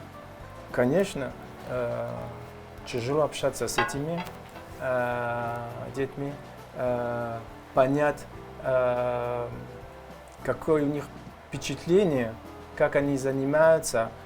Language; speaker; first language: Russian; non-native, learner; French